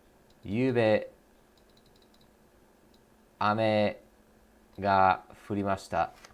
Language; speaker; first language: Japanese; non-native, learner; English